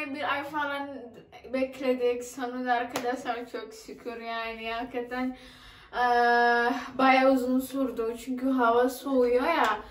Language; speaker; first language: Turkish; non-native, learner; Indonesian